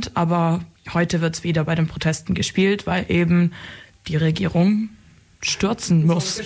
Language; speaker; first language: German; early bilingual, other home language; Serbian